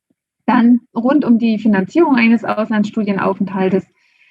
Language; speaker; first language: German; native; German